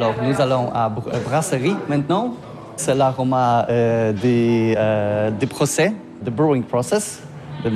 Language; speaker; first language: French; non-native, learner; Polish